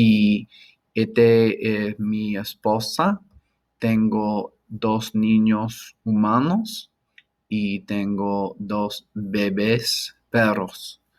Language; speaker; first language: Spanish; non-native, learner; English